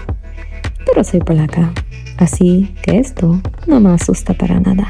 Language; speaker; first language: Spanish; non-native, fluent; Polish